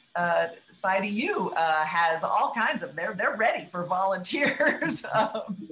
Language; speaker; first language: English; native; English